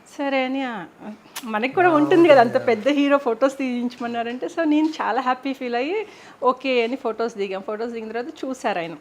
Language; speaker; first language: Telugu; native; Telugu